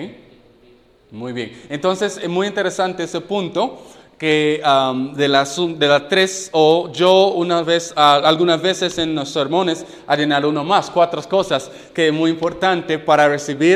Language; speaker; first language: Spanish; non-native, fluent; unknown